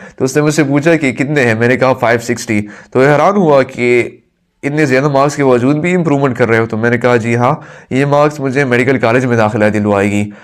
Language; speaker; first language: Urdu; non-native, local second language; Pashto